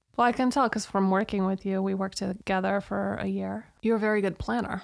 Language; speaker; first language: English; early bilingual, other home language; Romanian